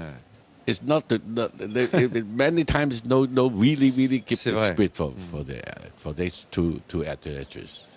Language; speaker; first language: English; non-native, learner; Cantonese